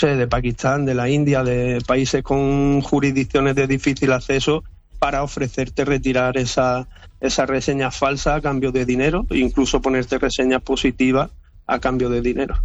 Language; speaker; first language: Spanish; native; Spanish